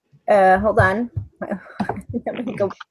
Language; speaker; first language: English; native; English